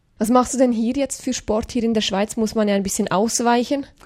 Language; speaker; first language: German; native; German